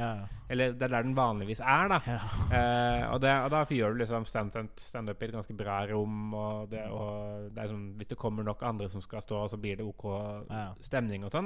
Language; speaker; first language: Norwegian; native; Norwegian